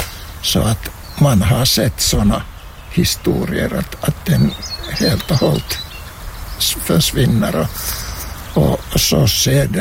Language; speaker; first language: Swedish; non-native, local second language; Finnish